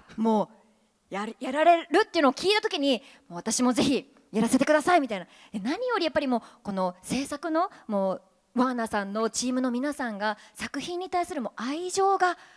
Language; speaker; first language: Japanese; native; Japanese